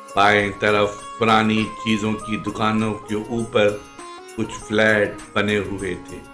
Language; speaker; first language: Urdu; native; Urdu